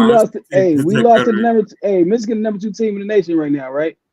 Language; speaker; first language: English; native; English